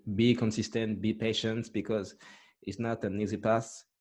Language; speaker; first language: English; non-native, fluent; French